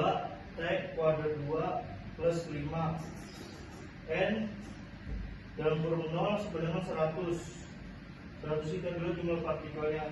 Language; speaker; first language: Indonesian; native; Indonesian